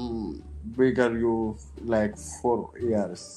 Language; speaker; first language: English; non-native, learner; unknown